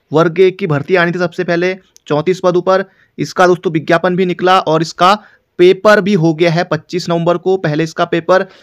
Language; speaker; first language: Hindi; native; Hindi